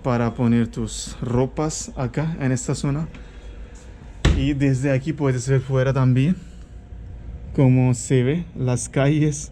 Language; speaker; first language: Spanish; non-native, learner; Hindi